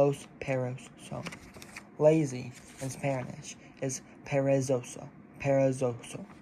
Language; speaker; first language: Spanish; non-native, learner; English